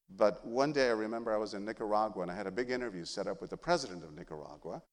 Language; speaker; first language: English; early bilingual, other home language; Spanish